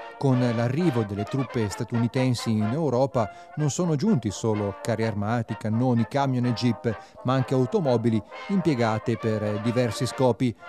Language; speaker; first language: Italian; native; Italian